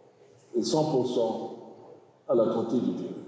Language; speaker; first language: French; non-native, learner; German